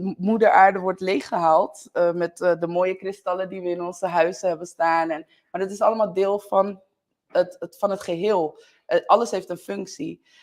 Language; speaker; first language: Dutch; native; Dutch